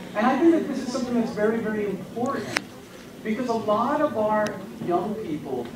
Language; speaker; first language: English; early bilingual, other home language; Spanish